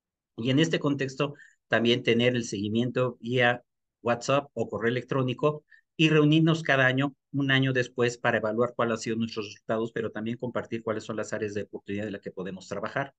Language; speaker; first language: Spanish; native; Spanish